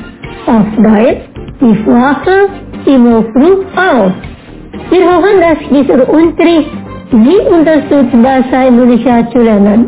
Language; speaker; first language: German; non-native, fluent; Indonesian